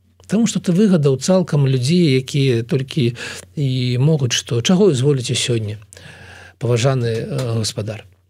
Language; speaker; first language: Belarusian; non-native, local second language; Russian